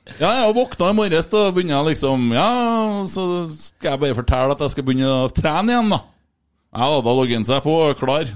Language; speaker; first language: Norwegian; native; Norwegian